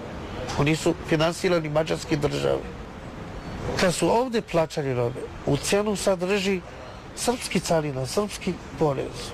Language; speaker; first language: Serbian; non-native, learner; Chinese